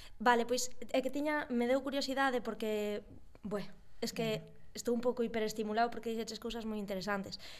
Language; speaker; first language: Galician; non-native, local second language; Spanish